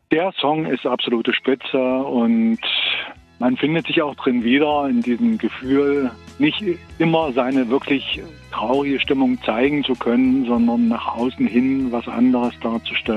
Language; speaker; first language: German; native; German